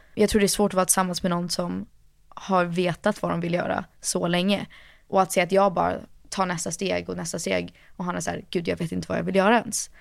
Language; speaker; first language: Swedish; early bilingual, heritage; Swedish